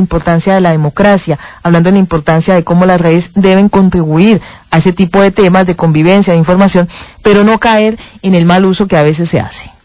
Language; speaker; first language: Spanish; native; Spanish